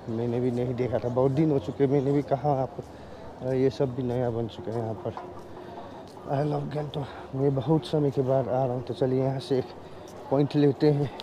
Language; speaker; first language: Hindi; non-native, local second language; Nepali